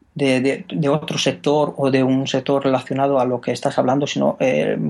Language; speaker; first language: Spanish; non-native, fluent; Romanian